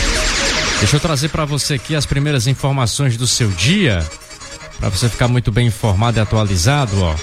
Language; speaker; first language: Portuguese; native; Portuguese